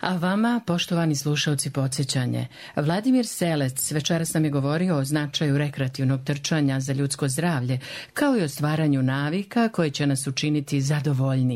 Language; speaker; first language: Serbian; native; Serbian